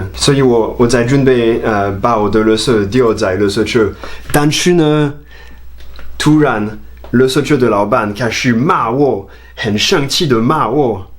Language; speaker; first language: Chinese; non-native, fluent; French